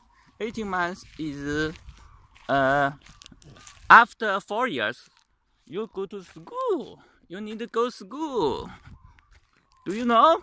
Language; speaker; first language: English; non-native, learner; Chinese